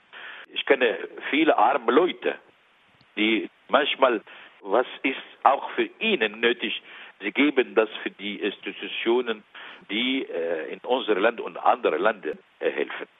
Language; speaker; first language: German; non-native, learner; Arabic